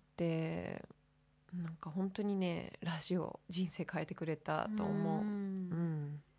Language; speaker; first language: Japanese; early bilingual, heritage; English